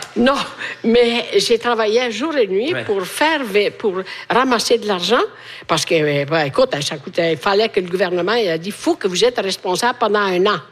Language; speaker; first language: French; non-native, fluent; Italian